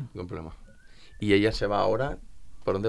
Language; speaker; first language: Spanish; native; Spanish